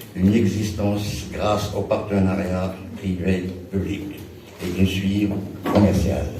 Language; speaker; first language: French; non-native, local second language; Arabic